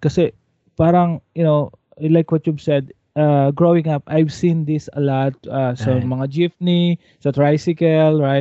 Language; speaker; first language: English; non-native, local second language; Filipino